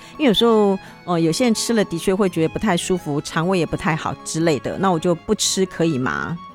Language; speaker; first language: Chinese; native; Chinese